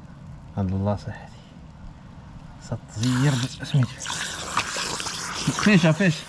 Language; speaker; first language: Arabic; native; Arabic